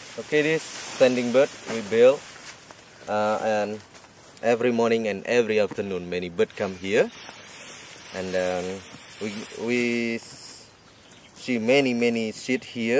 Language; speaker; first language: English; non-native, learner; Indonesian